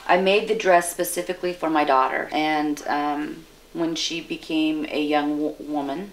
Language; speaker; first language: English; native; English